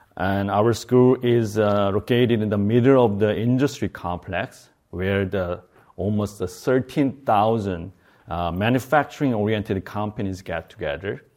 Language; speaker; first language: English; non-native, fluent; Korean